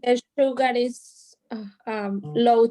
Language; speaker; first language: English; non-native, learner; Spanish